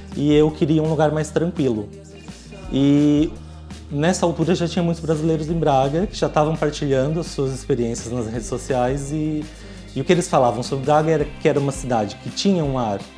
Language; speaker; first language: Portuguese; native; Portuguese